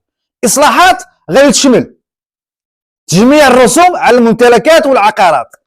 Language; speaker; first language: Arabic; native; Arabic